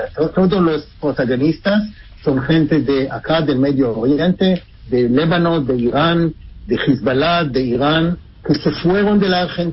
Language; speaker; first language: Spanish; non-native, fluent; Hebrew